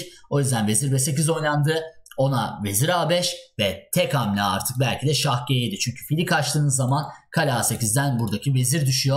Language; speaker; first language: Turkish; native; Turkish